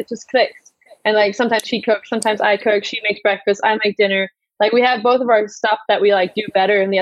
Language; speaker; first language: English; native; English